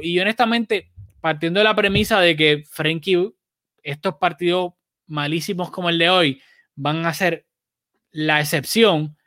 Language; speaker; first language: Spanish; native; Spanish